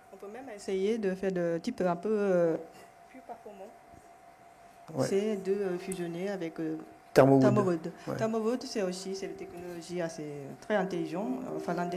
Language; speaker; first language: French; non-native, fluent; Japanese